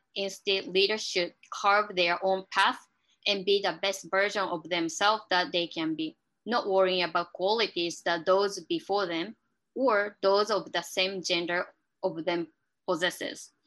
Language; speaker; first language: English; non-native, fluent; Japanese